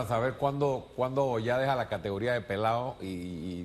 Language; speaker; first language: Spanish; native; Spanish